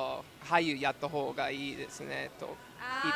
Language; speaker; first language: Japanese; non-native, learner; English